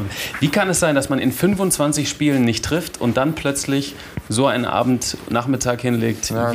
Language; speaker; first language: German; native; German